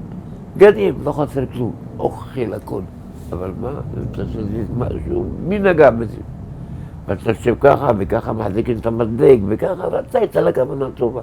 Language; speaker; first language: Hebrew; early bilingual, other home language; Arabic